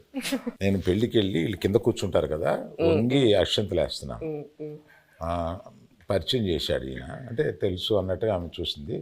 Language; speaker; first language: Telugu; native; Telugu